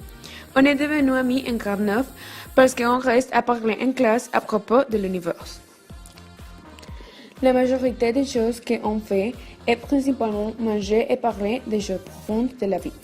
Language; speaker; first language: French; non-native, learner; Spanish